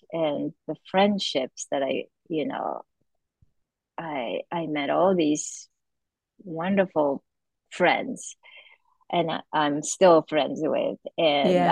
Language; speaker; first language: English; non-native, fluent; Japanese